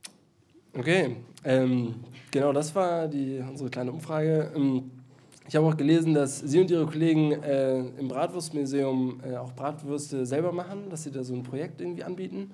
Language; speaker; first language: German; native; German